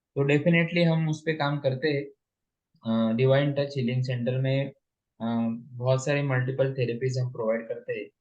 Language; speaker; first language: Hindi; non-native, local second language; Marathi